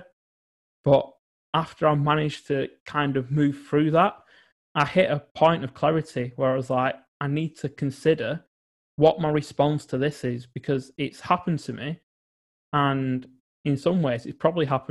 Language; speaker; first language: English; native; English